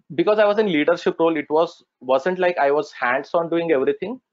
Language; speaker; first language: English; non-native, local second language; Marathi